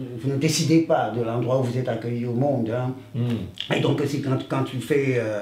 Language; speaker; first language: French; non-native, local second language; Ewe